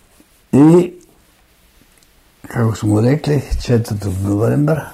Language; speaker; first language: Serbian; non-native, fluent; German